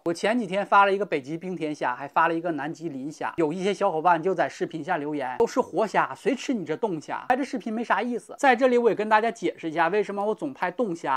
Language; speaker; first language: Chinese; native; Chinese